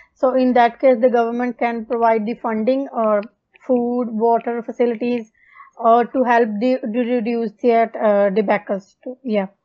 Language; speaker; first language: English; non-native, local second language; Punjabi